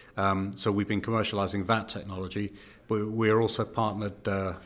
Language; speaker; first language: English; native; English